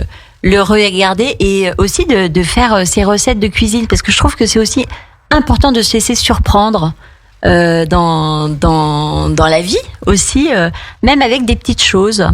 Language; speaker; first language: French; native; French